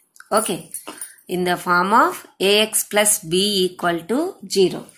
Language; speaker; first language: English; non-native, local second language; Telugu